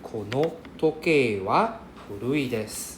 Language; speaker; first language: Japanese; non-native, fluent; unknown